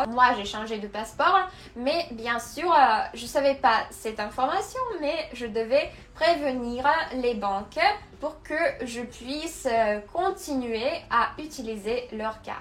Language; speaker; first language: French; non-native, fluent; Russian